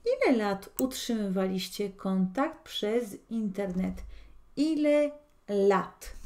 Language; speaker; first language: Polish; non-native, fluent; Spanish